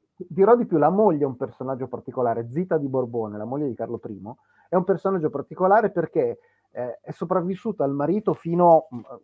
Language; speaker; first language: Italian; native; Italian